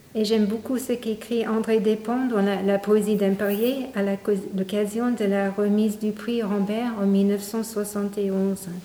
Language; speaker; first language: French; non-native, fluent; English